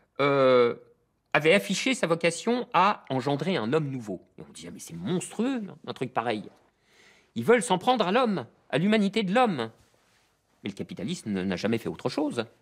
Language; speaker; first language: French; native; French